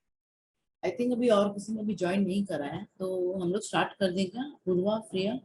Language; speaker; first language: Hindi; native; Hindi